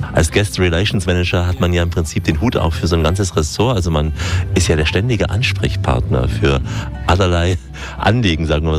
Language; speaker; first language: German; native; German